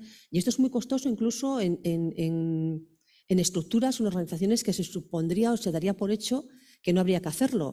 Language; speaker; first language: Spanish; native; Spanish